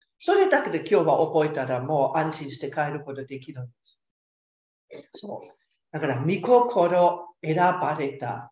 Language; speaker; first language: Japanese; non-native, fluent; German